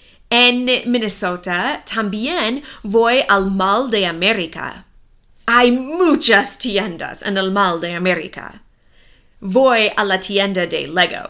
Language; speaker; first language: Spanish; non-native, fluent; English